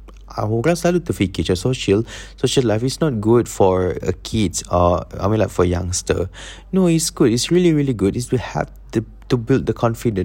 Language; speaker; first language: English; non-native, local second language; Malay